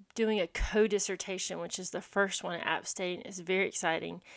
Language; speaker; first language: English; native; English